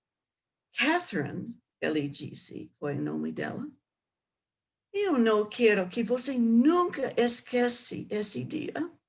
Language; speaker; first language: Portuguese; non-native, learner; English